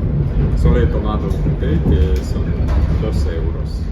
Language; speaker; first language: Spanish; non-native, fluent; German